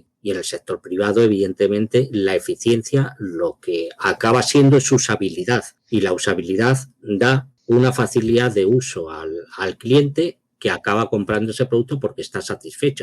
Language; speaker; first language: Spanish; native; Spanish